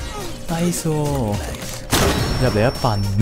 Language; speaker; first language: Chinese; native; Chinese